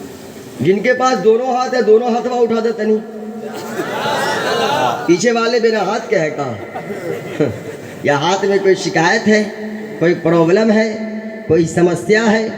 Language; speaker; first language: Hindi; native; Hindi